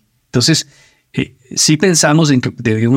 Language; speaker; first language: Spanish; native; Spanish